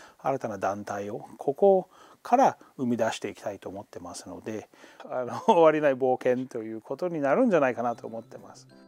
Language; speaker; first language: Japanese; non-native, fluent; English